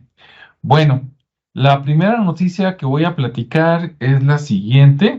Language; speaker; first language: Spanish; native; Spanish